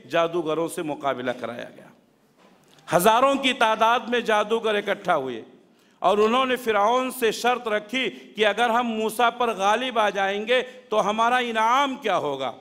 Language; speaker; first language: Urdu; native; Urdu